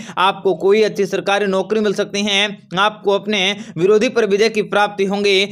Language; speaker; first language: Hindi; native; Hindi